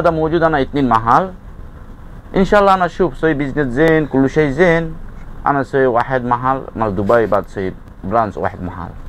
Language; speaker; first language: Arabic; non-native, learner; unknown